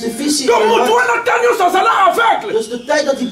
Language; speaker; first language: Dutch; non-native, learner; Lingala